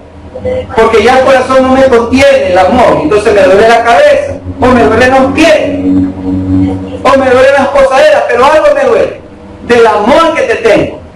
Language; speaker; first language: Spanish; native; Spanish